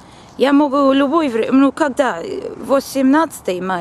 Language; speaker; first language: Russian; non-native, learner; English